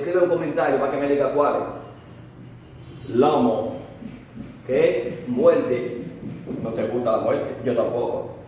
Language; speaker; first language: Spanish; non-native, fluent; Haitian Creole